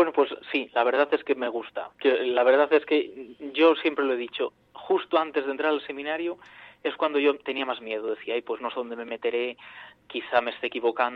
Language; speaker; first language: Spanish; native; Spanish